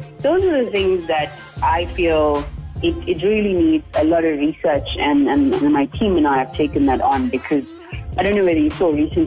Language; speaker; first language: English; native; English